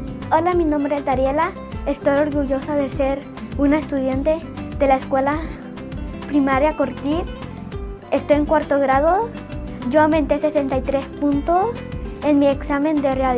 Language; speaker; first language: Spanish; early bilingual, heritage; Spanish